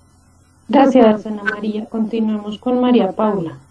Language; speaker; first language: Spanish; native; Spanish